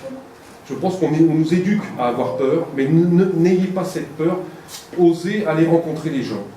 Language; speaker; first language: French; native; French